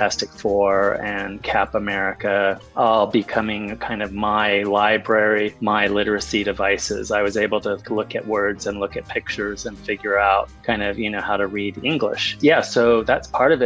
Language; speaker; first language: English; early bilingual, other home language; Spanish